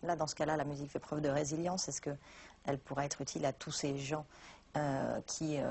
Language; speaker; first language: French; native; French